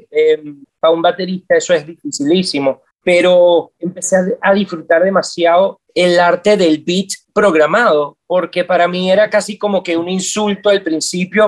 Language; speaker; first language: Spanish; native; Spanish